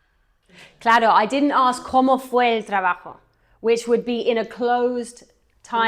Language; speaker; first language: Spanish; non-native, fluent; English